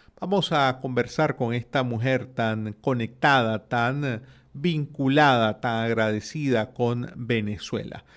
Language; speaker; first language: Spanish; native; Spanish